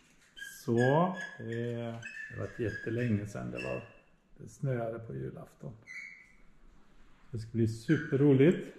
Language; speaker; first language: Swedish; native; Swedish